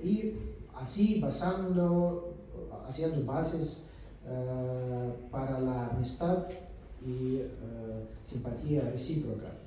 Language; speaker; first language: Spanish; non-native, fluent; Russian